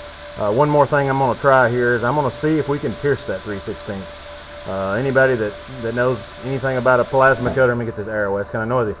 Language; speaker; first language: English; native; English